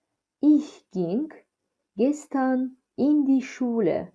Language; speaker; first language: German; non-native, fluent; Azerbaijani